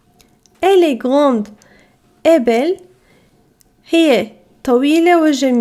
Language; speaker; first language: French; non-native, fluent; Arabic